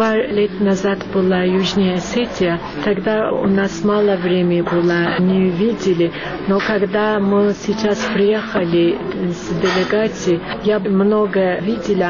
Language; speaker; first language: Russian; non-native, learner; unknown